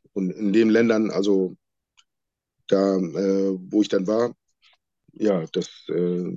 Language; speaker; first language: German; non-native, fluent; Sinhala